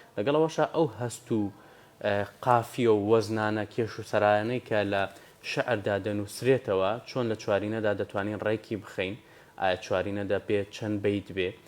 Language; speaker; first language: Central Kurdish; native; Central Kurdish